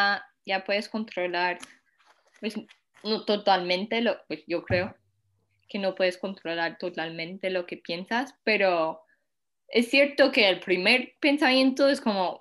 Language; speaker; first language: Spanish; early bilingual, heritage; Spanish